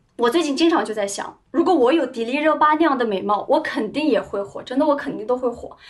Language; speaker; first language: Chinese; non-native, local second language; Uyghur